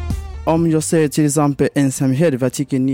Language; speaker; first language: Swedish; non-native, fluent; French